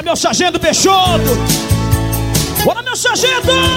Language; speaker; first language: Portuguese; native; Portuguese